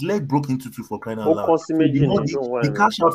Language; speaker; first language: English; non-native, local second language; Yoruba